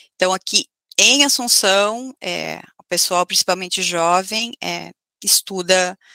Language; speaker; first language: Portuguese; native; Portuguese